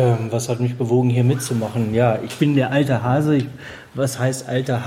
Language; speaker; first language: German; native; German